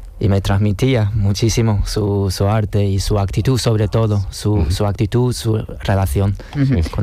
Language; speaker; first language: Spanish; non-native, fluent; Chinese